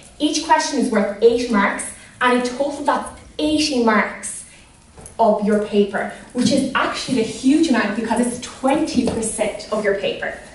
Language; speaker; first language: English; native; English